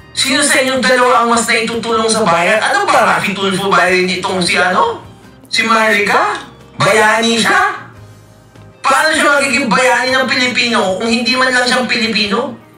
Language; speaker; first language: Filipino; native; Filipino